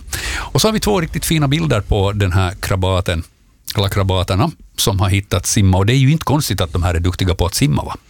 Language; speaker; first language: Swedish; native; Swedish